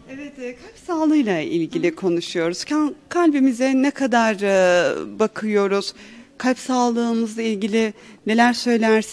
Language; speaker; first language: Turkish; native; Turkish